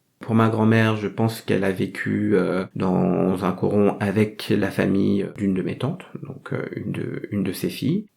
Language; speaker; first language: French; early bilingual, other home language; Vietnamese